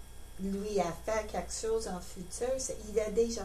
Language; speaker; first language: French; non-native, local second language; English